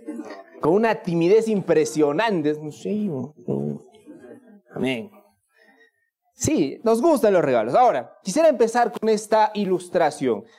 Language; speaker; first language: Spanish; native; Spanish